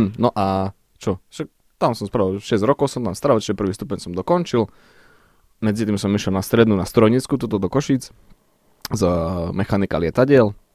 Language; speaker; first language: Slovak; early bilingual, other home language; Czech